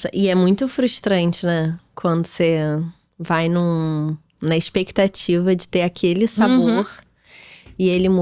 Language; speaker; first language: Portuguese; native; Portuguese